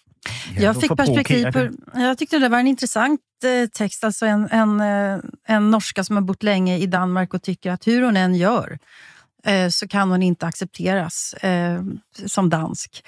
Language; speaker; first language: Swedish; native; Swedish